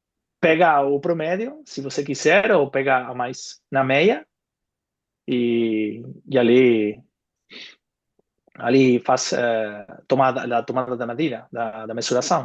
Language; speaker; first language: Portuguese; non-native, fluent; Spanish